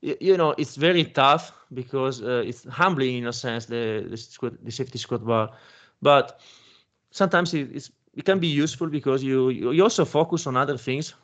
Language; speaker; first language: English; non-native, fluent; Italian